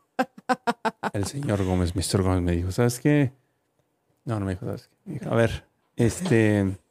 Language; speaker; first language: Spanish; native; Spanish